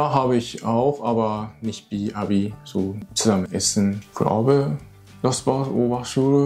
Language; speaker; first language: German; non-native, learner; Japanese